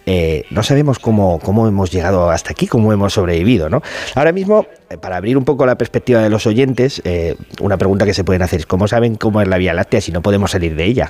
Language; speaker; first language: Spanish; native; Spanish